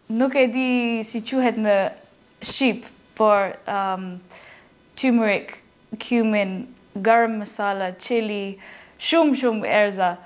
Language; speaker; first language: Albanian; non-native, learner; English